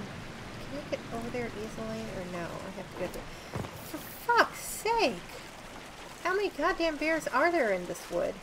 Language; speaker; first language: English; native; English